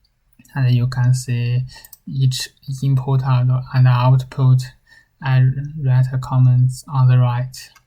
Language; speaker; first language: English; non-native, learner; Chinese